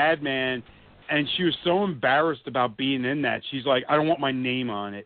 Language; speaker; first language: English; native; English